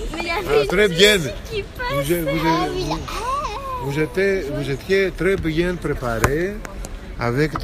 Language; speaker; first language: French; non-native, fluent; Greek